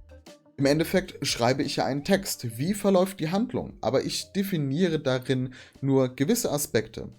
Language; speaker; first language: German; native; German